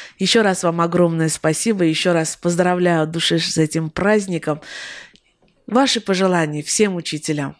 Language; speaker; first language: Russian; non-native, local second language; Armenian